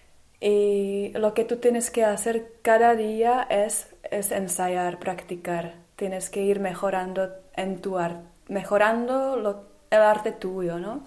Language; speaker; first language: Spanish; non-native, fluent; Czech